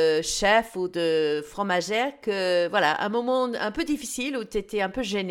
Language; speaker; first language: French; non-native, fluent; English